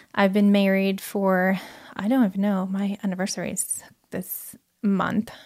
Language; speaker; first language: English; non-native, fluent; Portuguese